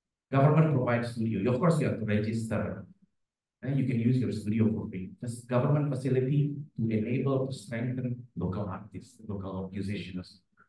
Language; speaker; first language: English; non-native, fluent; Indonesian